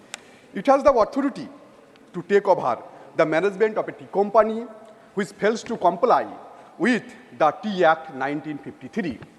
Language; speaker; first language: English; non-native, local second language; Bangla